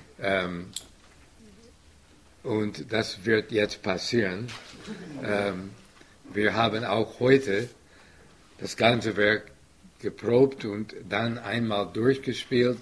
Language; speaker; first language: German; non-native, fluent; English